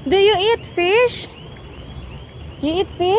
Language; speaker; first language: English; non-native, local second language; Filipino